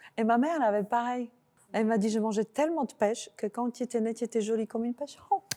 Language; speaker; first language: French; non-native, fluent; Slovak